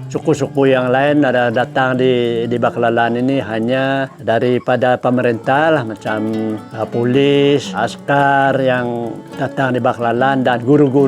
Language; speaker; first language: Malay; non-native, local second language; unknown